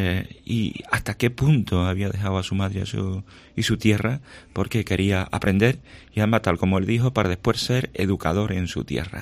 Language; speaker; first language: Spanish; native; Spanish